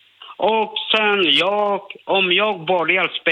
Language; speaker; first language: Swedish; non-native, learner; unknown